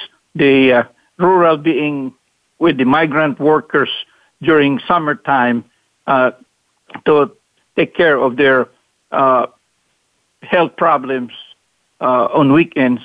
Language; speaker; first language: English; non-native, local second language; Cebuano